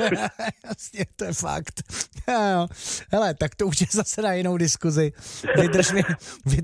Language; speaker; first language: Czech; native; Czech